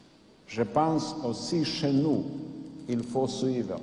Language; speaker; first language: French; non-native, fluent; Yiddish